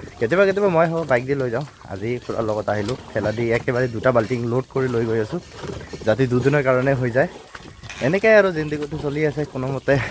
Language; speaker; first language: Assamese; non-native, local second language; Bangla